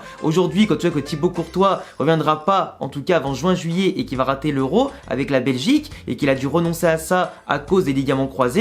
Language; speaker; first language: French; native; French